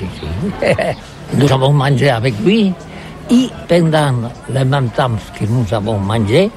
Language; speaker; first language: French; non-native, learner; Catalan